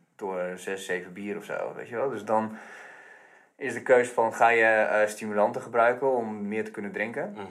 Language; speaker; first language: Dutch; native; Dutch